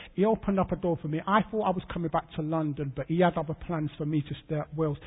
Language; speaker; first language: English; native; English